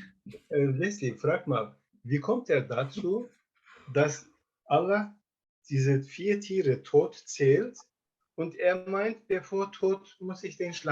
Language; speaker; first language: German; non-native, fluent; Turkish